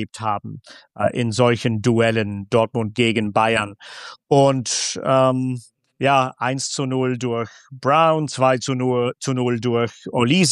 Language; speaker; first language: German; non-native, fluent; English